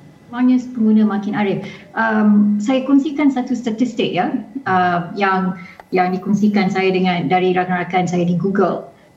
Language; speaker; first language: Malay; native; Malay